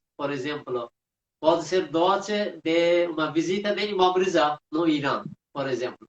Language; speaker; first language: Portuguese; non-native, fluent; Persian